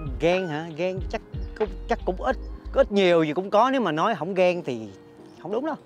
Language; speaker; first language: Vietnamese; native; Vietnamese